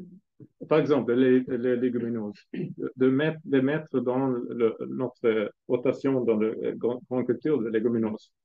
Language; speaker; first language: French; non-native, fluent; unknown